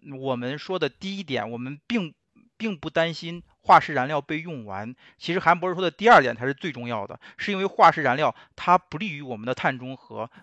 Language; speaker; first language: Chinese; native; Chinese